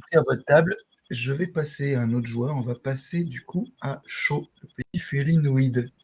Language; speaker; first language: French; native; French